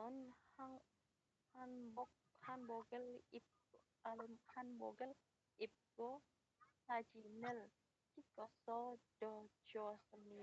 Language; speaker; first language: Korean; non-native, learner; Indonesian